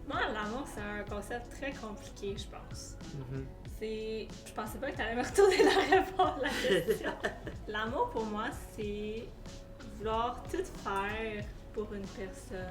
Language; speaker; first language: French; native; French